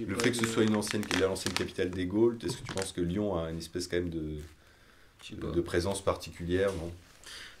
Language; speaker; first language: French; native; French